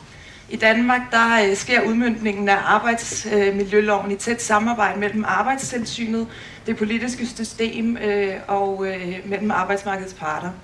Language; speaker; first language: Danish; native; Danish